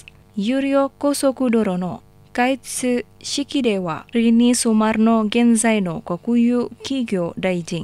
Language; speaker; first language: Japanese; non-native, fluent; Indonesian